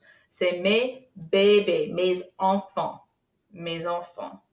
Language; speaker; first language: French; non-native, fluent; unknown